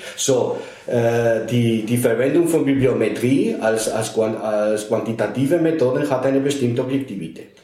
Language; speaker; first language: German; non-native, fluent; Spanish